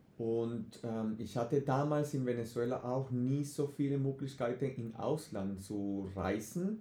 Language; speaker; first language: German; non-native, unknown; Spanish